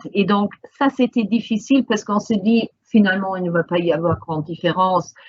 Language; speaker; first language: French; non-native, fluent; English